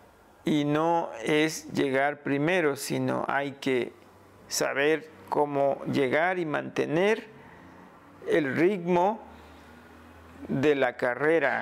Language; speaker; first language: Spanish; non-native, local second language; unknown